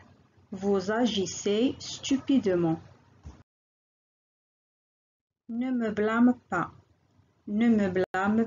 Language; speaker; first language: French; non-native, local second language; Arabic